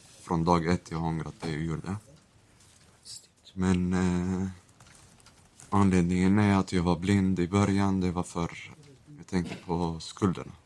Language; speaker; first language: Swedish; non-native, fluent; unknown